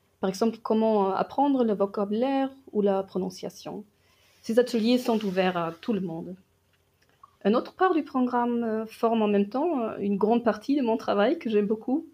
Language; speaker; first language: French; non-native, fluent; German